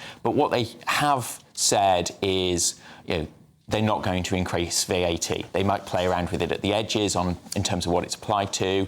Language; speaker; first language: English; native; English